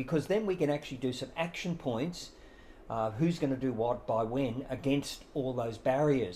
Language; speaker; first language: English; native; English